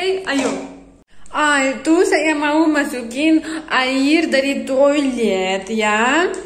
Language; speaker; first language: Indonesian; non-native, learner; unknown